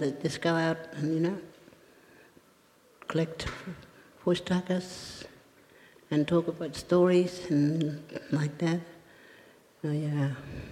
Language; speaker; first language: English; native; English